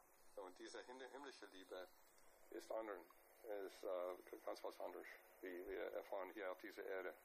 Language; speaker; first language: German; non-native, fluent; English